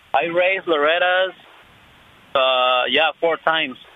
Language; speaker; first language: English; non-native, fluent; Spanish